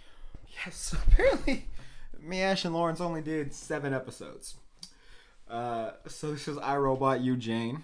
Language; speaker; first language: English; native; English